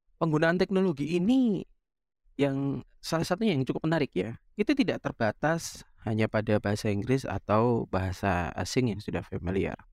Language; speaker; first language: Indonesian; non-native, local second language; Javanese